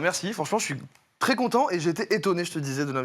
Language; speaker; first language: French; native; French